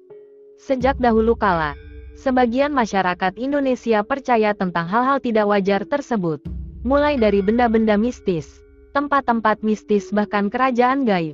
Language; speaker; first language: Indonesian; native; Indonesian